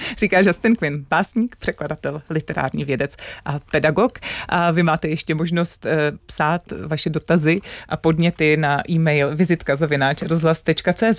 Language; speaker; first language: Czech; native; Czech